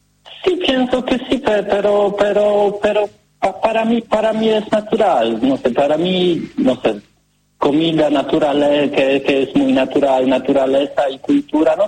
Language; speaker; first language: Spanish; non-native, learner; Polish